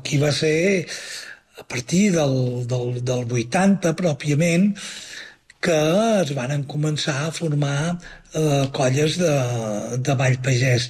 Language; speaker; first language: Catalan; native; Catalan